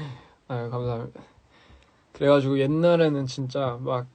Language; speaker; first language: Korean; early bilingual, heritage; English